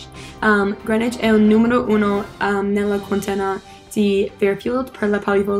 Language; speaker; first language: Italian; non-native, learner; English